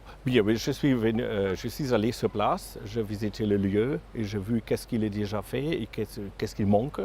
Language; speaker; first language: French; non-native, fluent; German